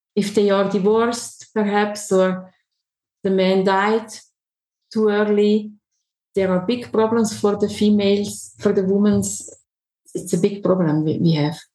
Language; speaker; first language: English; non-native, learner; German